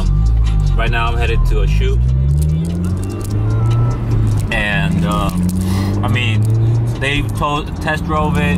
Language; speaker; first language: English; native; English